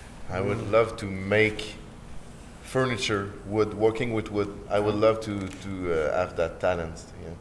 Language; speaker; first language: English; non-native, fluent; French